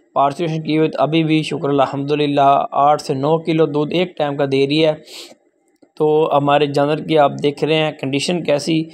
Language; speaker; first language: Urdu; non-native, local second language; Punjabi